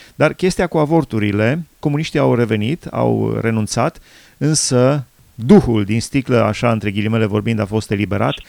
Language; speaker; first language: Romanian; native; Romanian